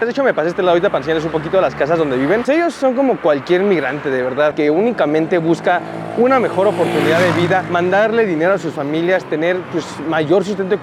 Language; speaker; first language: Spanish; native; Spanish